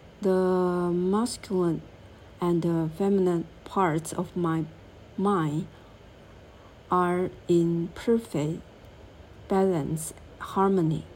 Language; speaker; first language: English; non-native, learner; Chinese